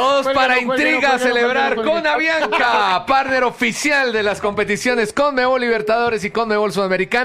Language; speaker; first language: Spanish; native; Spanish